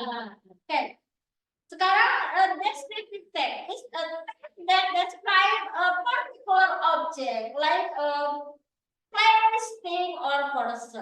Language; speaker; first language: English; non-native, learner; Indonesian